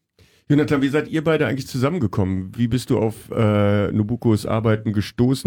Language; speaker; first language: German; native; German